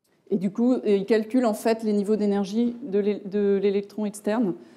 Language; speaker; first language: French; native; French